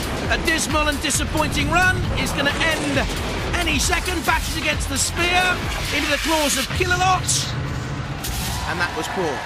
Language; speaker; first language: English; native; English